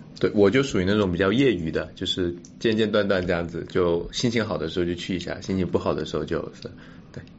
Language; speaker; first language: Chinese; native; Chinese